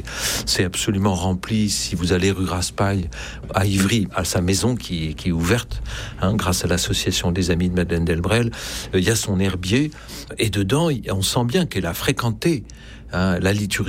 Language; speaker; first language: French; native; French